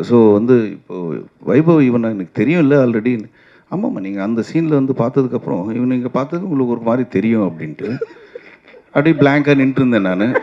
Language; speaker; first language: Tamil; native; Tamil